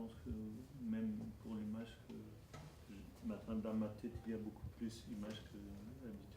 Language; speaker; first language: French; non-native, learner; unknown